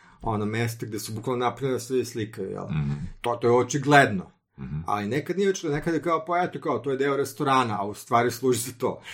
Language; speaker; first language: Serbian; native; Serbian